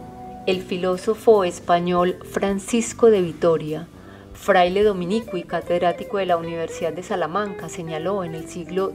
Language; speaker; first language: Spanish; native; Spanish